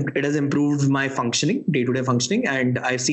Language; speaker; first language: English; non-native, local second language; Hindi